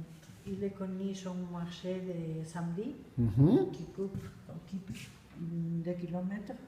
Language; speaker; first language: French; non-native, learner; Spanish